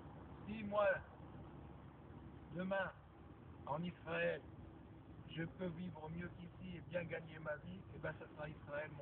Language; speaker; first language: French; non-native, local second language; Arabic